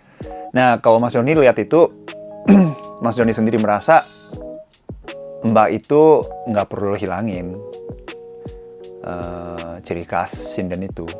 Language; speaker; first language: Indonesian; non-native, fluent; Japanese